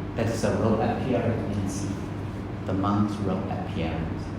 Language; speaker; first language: English; non-native, fluent; Burmese